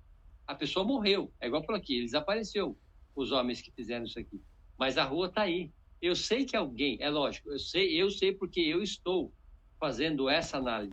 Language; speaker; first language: Portuguese; native; Portuguese